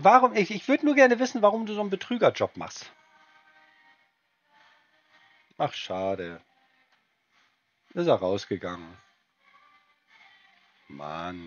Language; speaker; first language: German; native; German